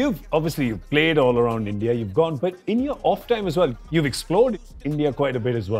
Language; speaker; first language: English; non-native, local second language; Hindi